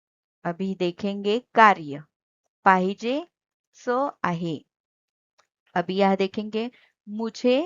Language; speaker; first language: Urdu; non-native, local second language; Marathi